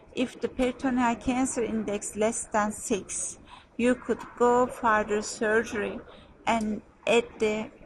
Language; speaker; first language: English; non-native, fluent; Turkish